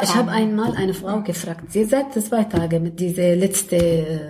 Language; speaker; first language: German; non-native, learner; Arabic